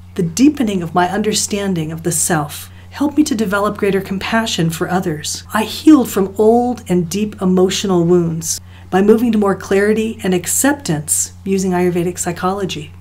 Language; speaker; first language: English; native; English